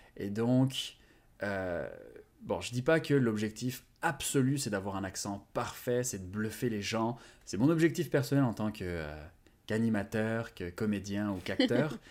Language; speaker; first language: French; native; French